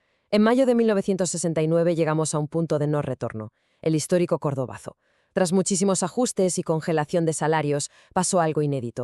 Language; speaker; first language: Spanish; native; Spanish